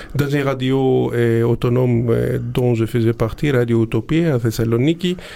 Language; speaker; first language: French; non-native, fluent; Greek